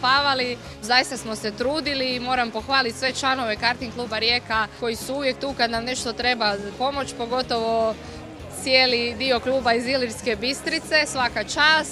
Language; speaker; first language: Croatian; native; Croatian